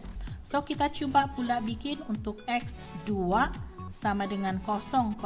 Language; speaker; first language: Malay; native; Malay